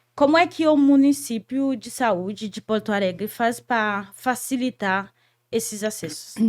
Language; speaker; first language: Portuguese; non-native, fluent; Haitian Creole